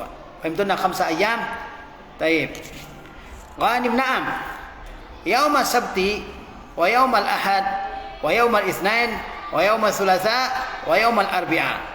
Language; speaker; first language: Arabic; non-native, fluent; Indonesian